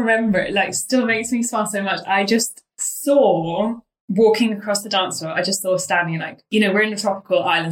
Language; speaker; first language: English; native; English